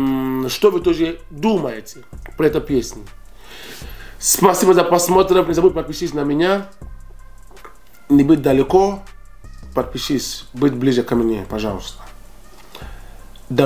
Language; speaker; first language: Russian; non-native, learner; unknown